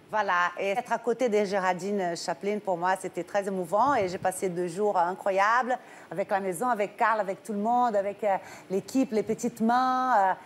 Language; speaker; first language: French; non-native, fluent; Portuguese